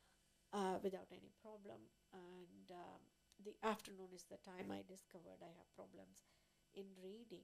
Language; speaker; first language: English; non-native, local second language; Tamil